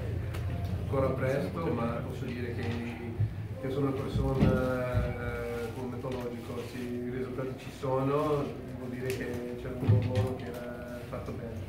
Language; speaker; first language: Italian; non-native, fluent; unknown